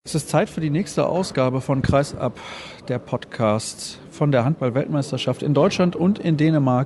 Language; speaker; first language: German; native; German